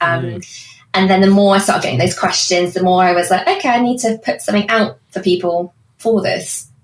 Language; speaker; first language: English; native; English